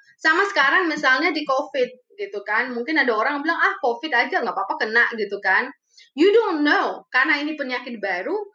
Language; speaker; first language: Indonesian; early bilingual, other home language; Romanian